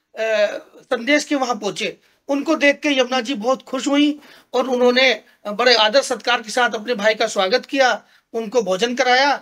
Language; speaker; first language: Hindi; native; Hindi